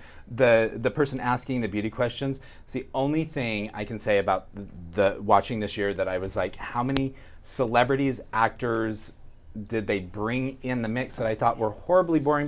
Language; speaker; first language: English; native; English